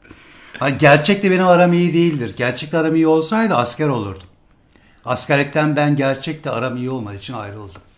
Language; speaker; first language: Turkish; native; Turkish